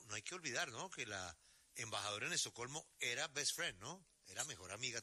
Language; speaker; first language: Spanish; native; Spanish